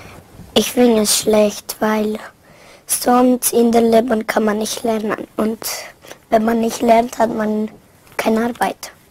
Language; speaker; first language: German; early bilingual, other home language; Spanish